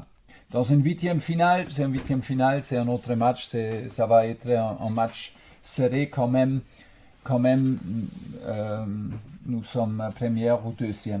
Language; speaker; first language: French; non-native, fluent; German